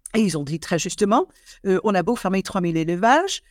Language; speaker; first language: French; non-native, fluent; Dutch